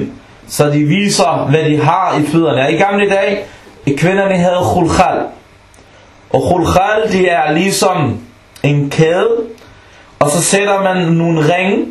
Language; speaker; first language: Danish; non-native, local second language; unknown